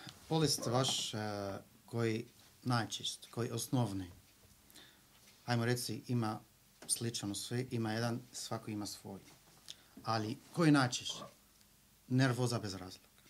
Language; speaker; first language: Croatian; non-native, learner; Arabic